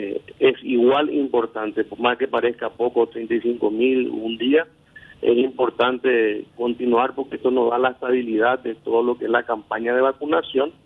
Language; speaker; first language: Spanish; native; Spanish